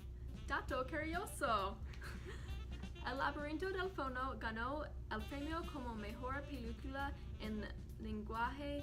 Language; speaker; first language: Spanish; non-native, learner; English